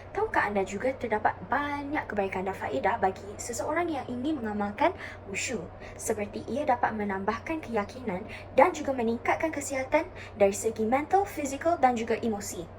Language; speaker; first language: Malay; non-native, local second language; Chinese